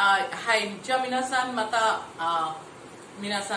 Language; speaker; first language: Japanese; non-native, fluent; Hindi